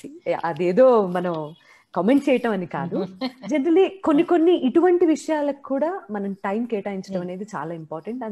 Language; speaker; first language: Telugu; native; Telugu